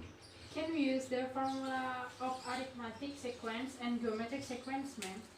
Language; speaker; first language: English; non-native, learner; Indonesian